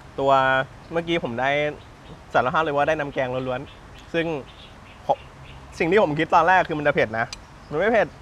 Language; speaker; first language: Thai; native; Thai